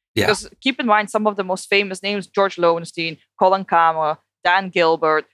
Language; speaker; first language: English; non-native, fluent; Dutch